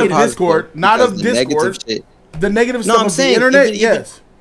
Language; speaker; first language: English; native; English